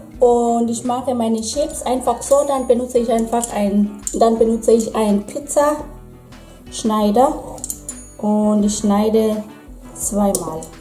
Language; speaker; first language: German; non-native, fluent; Swahili